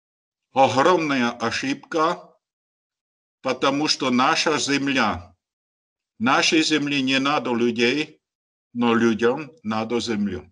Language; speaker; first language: Russian; non-native, learner; Slovak